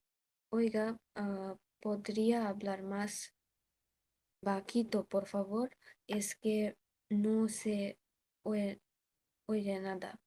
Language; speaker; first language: Spanish; non-native, learner; Bangla